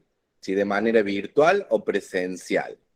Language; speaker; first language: Spanish; native; Spanish